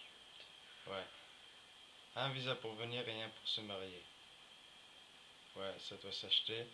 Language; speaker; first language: French; non-native, fluent; English